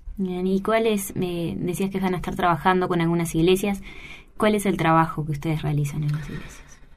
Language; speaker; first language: Spanish; native; Spanish